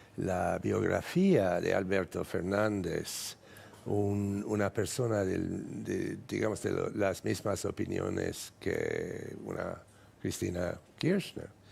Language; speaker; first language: Spanish; non-native, fluent; English